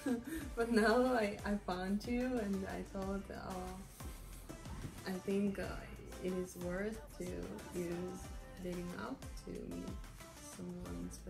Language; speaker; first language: English; non-native, learner; Japanese